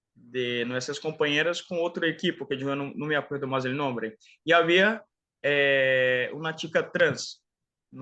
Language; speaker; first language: Spanish; non-native, fluent; Portuguese